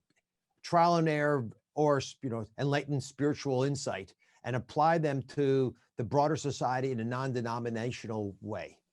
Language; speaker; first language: English; native; English